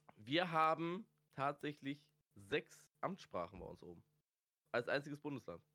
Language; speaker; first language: German; native; German